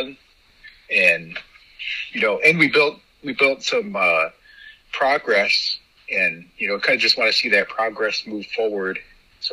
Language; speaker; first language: English; native; English